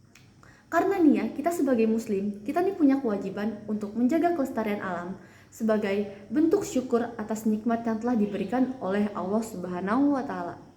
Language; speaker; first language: Indonesian; native; Indonesian